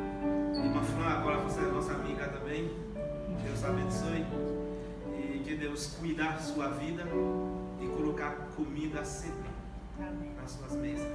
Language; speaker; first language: Portuguese; non-native, learner; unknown